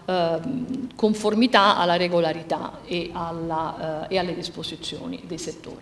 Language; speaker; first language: Italian; native; Italian